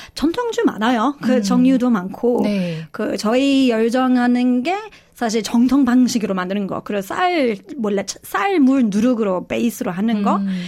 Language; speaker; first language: Korean; non-native, fluent; English